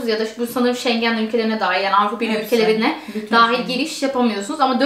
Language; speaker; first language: Turkish; native; Turkish